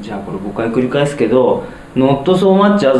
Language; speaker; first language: Japanese; native; Japanese